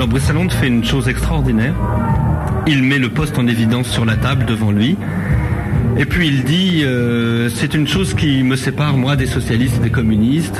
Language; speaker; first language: French; native; French